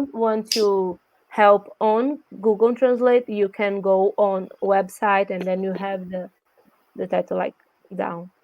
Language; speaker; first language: English; non-native, learner; Portuguese